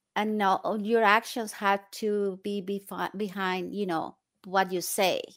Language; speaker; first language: English; non-native, fluent; Spanish